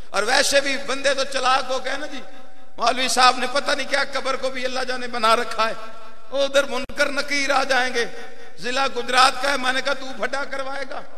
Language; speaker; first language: Urdu; non-native, local second language; Punjabi